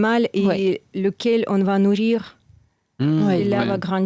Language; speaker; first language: French; non-native, fluent; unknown